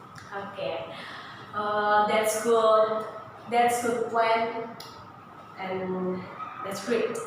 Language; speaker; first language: English; non-native, learner; Indonesian